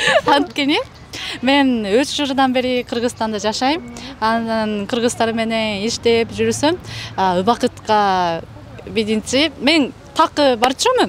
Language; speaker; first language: Kyrgyz; non-native, fluent; Japanese